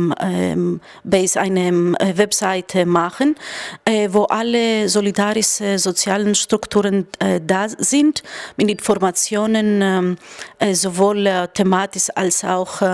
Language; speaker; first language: German; non-native, fluent; Greek